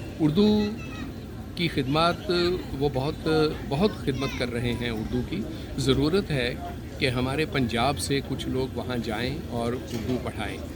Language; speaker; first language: Urdu; non-native, local second language; Punjabi